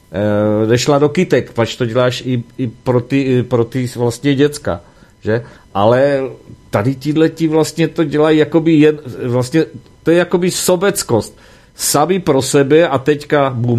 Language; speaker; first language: Czech; native; Czech